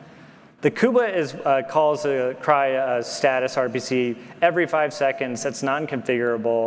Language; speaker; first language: English; native; English